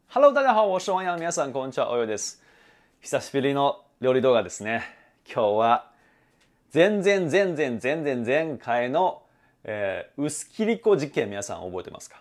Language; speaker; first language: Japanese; non-native, fluent; Chinese